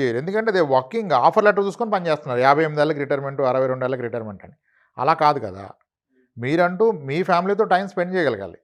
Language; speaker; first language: Telugu; non-native, local second language; Kannada